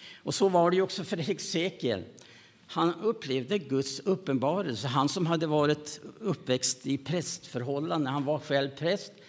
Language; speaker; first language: Swedish; native; Swedish